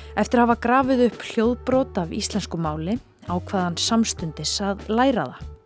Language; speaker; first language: Icelandic; native; Icelandic